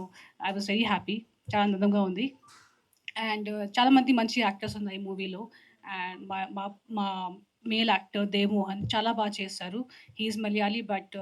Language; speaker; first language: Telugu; non-native, local second language; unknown